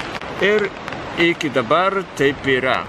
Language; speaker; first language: Lithuanian; non-native, learner; Japanese